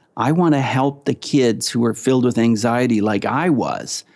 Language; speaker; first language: English; native; English